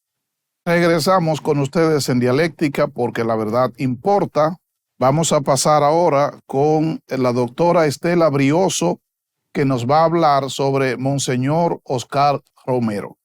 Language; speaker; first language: Spanish; native; Spanish